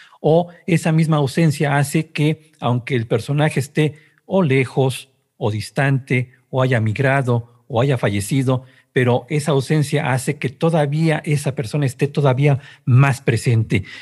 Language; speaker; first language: Spanish; native; Spanish